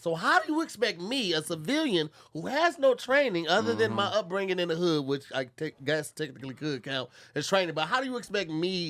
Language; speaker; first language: English; native; English